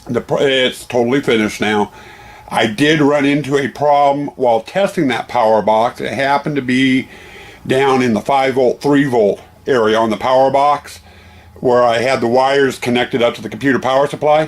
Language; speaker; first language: English; native; English